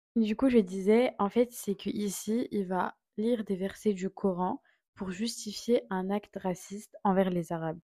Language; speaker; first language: French; native; French